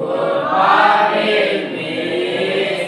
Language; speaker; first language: English; non-native, learner; Indonesian